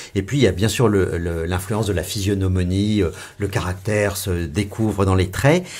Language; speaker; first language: French; native; French